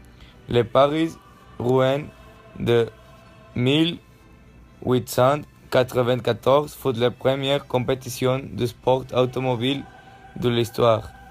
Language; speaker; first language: French; non-native, learner; Spanish